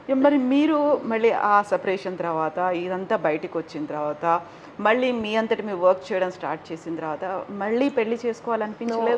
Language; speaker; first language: Telugu; native; Telugu